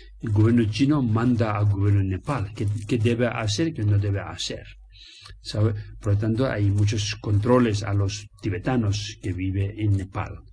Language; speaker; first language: Spanish; non-native, learner; Tibetan